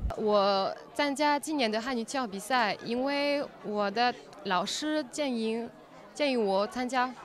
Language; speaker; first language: Chinese; non-native, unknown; French